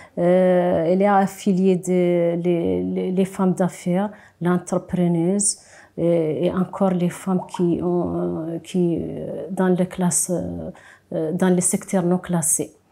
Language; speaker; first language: French; non-native, local second language; Arabic